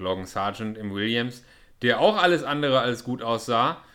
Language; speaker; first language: German; native; German